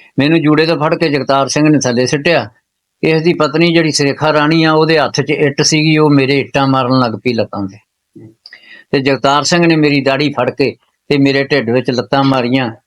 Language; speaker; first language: Punjabi; native; Punjabi